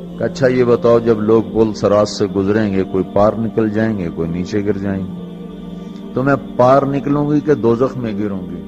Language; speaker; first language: Urdu; non-native, local second language; Punjabi